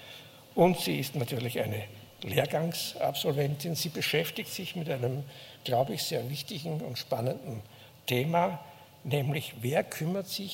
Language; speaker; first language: German; native; German